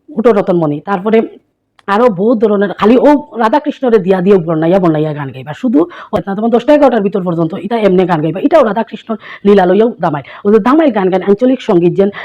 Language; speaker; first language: Bangla; native; Bangla